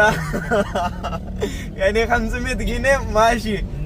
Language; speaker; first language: Arabic; non-native, learner; Hindi